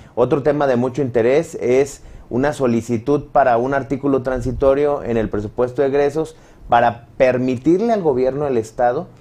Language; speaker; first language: Spanish; native; Spanish